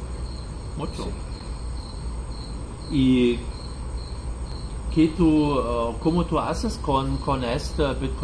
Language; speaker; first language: Spanish; non-native, learner; German